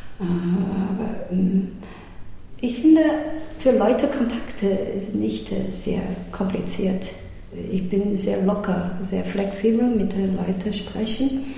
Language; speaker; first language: German; non-native, learner; Chinese